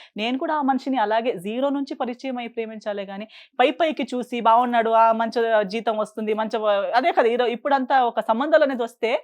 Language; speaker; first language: Telugu; non-native, fluent; Konkani